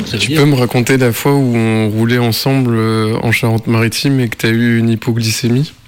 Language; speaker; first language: French; native; French